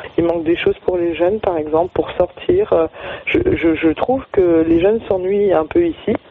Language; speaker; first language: French; native; French